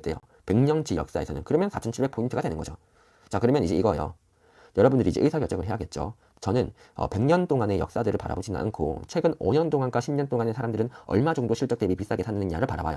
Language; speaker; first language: Korean; native; Korean